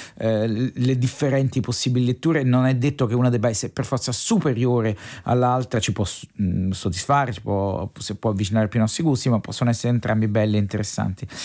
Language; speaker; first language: Italian; native; Italian